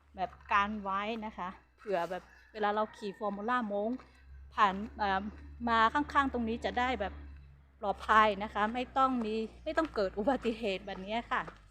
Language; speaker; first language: Thai; non-native, local second language; Hmong